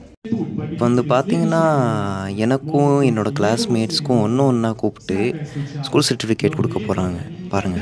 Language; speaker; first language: Tamil; early bilingual, heritage; Tamil